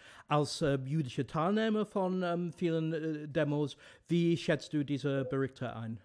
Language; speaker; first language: German; non-native, fluent; English